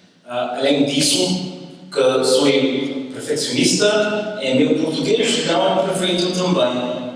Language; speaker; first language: Portuguese; early bilingual, heritage; English